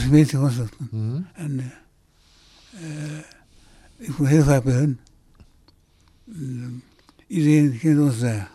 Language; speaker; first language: Dutch; early bilingual, other home language; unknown